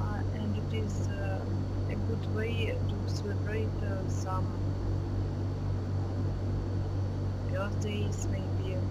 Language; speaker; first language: English; non-native, learner; Russian